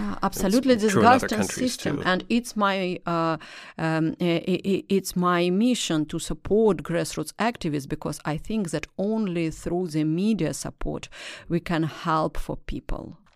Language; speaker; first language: English; non-native, learner; Russian